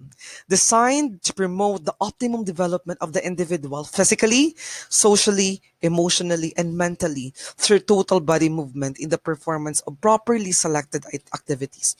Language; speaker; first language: English; non-native, local second language; Bikol